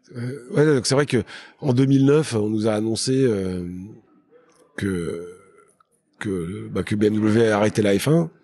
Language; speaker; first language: French; native; French